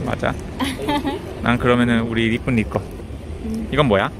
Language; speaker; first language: Korean; native; Korean